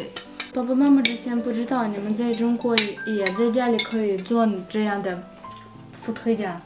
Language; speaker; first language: Chinese; non-native, fluent; Russian